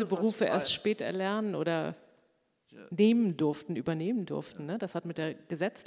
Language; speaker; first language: German; native; German